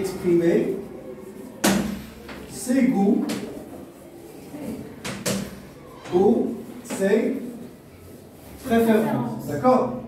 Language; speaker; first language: French; non-native, local second language; Arabic